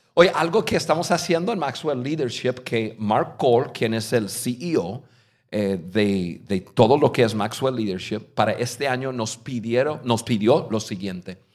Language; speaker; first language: Spanish; non-native, fluent; English